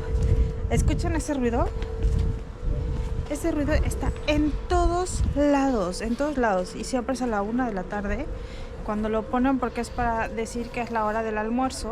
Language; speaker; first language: Spanish; native; Spanish